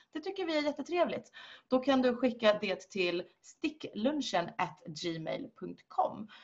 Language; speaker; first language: Swedish; native; Swedish